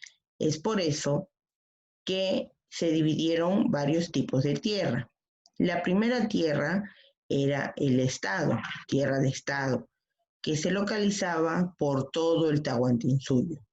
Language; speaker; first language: Spanish; native; Spanish